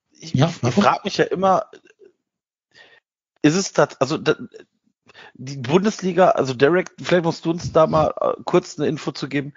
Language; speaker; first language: German; native; German